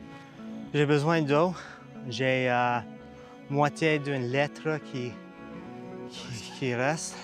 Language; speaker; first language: French; non-native, learner; English